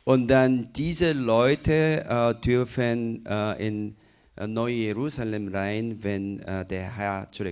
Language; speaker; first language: German; non-native, fluent; Korean